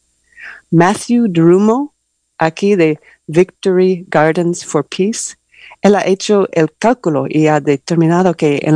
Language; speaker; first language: Spanish; non-native, learner; English